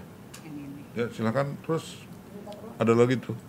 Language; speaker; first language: Indonesian; native; Indonesian